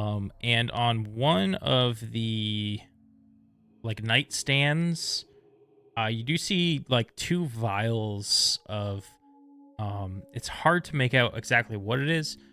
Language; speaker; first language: English; native; English